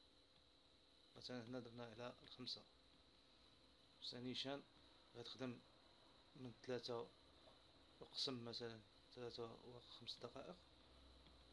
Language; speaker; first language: French; non-native, local second language; Arabic